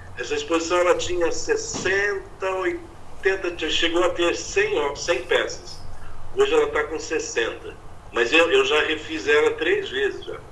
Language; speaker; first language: Portuguese; native; Portuguese